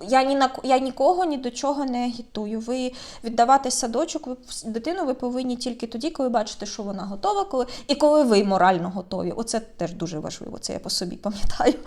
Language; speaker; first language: Ukrainian; native; Ukrainian